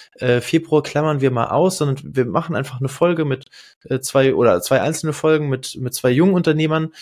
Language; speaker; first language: German; native; German